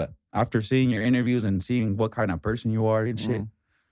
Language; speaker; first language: English; early bilingual, other home language; Spanish